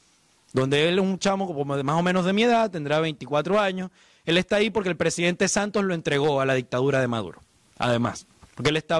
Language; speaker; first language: Spanish; native; Spanish